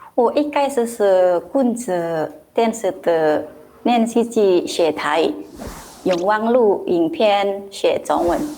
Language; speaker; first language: Chinese; non-native, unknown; Indonesian